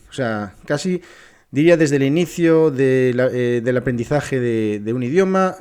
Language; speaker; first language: Spanish; native; Spanish